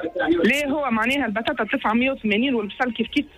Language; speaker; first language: Arabic; native; Arabic